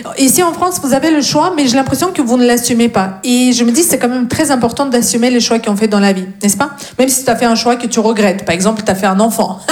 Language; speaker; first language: French; non-native, fluent; Russian